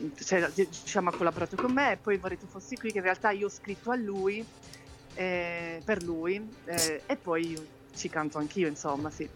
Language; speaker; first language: Italian; native; Italian